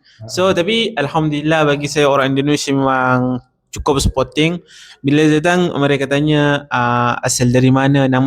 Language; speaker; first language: Indonesian; non-native, learner; Arabic